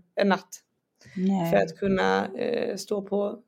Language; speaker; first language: Swedish; native; Swedish